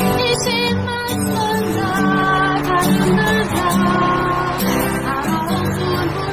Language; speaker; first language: Turkish; non-native, fluent; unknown